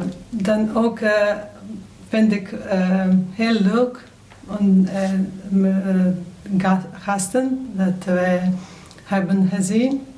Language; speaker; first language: Dutch; non-native, learner; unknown